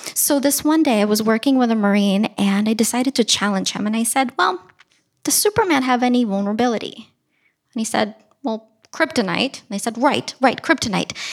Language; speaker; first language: English; early bilingual, other home language; Russian